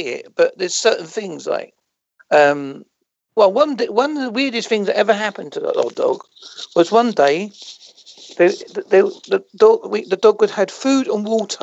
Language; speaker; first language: English; native; English